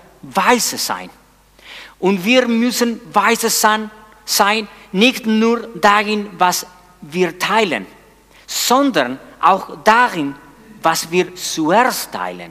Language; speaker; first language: German; non-native, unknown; Spanish